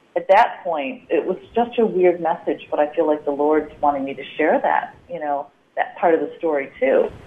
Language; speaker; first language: English; native; English